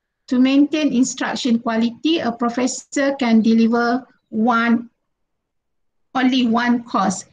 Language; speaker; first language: English; non-native, local second language; Malay